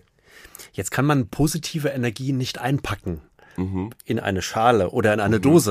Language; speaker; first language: German; native; German